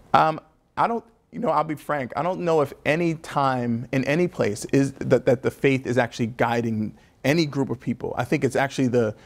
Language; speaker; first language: English; native; English